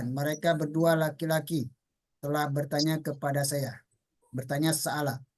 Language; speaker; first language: Indonesian; native; Indonesian